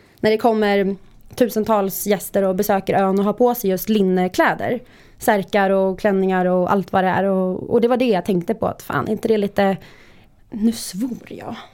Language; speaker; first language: Swedish; native; Swedish